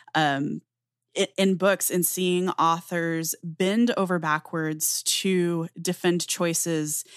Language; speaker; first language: English; native; English